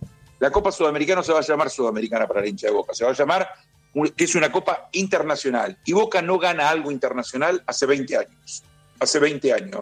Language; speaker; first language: Spanish; native; Spanish